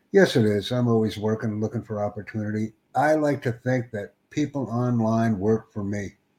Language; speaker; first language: English; native; English